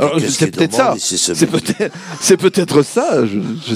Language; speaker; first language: French; native; French